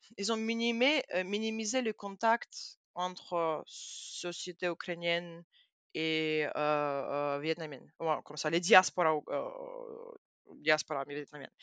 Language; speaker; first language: French; non-native, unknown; Russian